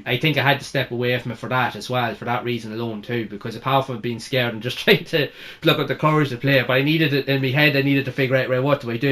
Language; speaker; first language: English; native; English